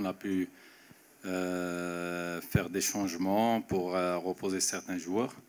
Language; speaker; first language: French; non-native, local second language; Arabic